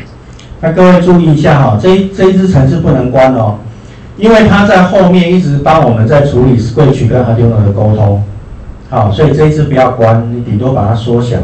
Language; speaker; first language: Chinese; native; Chinese